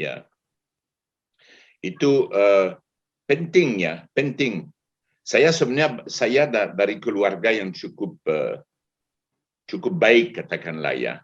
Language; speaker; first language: Indonesian; non-native, fluent; French